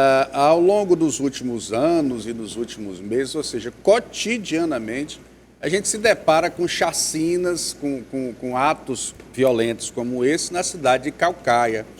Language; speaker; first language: Portuguese; native; Portuguese